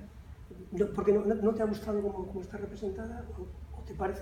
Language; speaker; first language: Spanish; native; Spanish